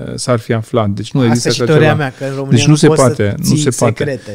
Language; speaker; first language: Romanian; non-native, local second language; Hungarian